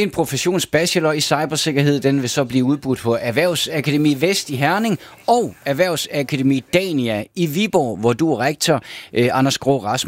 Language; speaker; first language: Danish; native; Danish